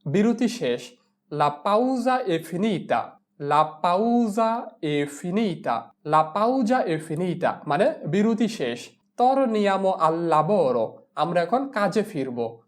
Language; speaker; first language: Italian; non-native, fluent; Bangla